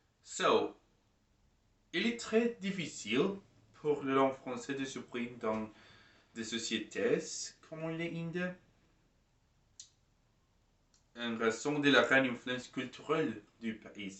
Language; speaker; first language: French; non-native, learner; English